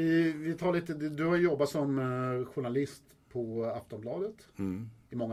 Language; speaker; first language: Swedish; native; Swedish